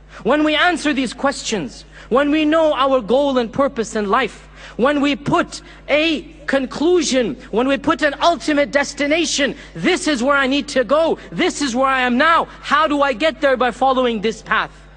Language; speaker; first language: English; early bilingual, other home language; Urdu